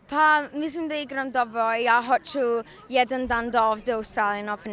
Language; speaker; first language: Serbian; early bilingual, heritage; Serbian